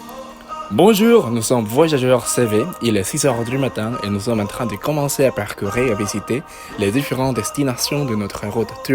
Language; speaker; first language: French; non-native, learner; Spanish